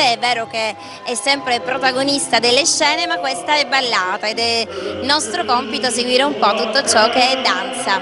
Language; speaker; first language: Italian; native; Italian